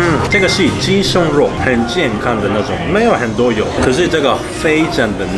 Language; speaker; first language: Chinese; non-native, fluent; Japanese